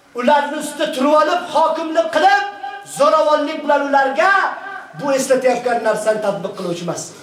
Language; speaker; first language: Uzbek; native; Uzbek